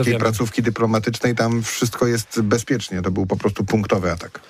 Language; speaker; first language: Polish; native; Polish